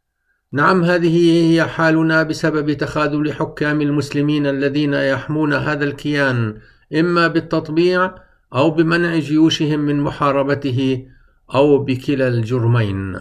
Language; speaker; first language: Arabic; native; Arabic